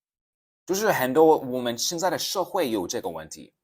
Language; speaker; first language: Chinese; non-native, fluent; English